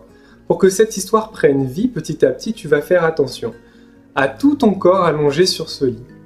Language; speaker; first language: French; native; French